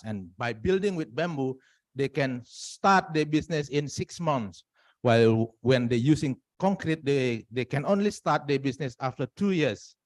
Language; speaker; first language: English; non-native, fluent; Indonesian